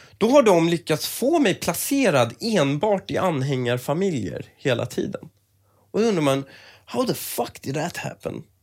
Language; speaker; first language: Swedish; early bilingual, other home language; Persian